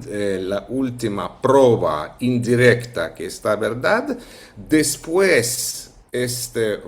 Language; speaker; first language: Spanish; non-native, fluent; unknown